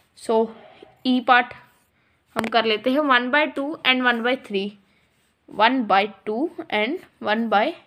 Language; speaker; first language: Hindi; non-native, local second language; Punjabi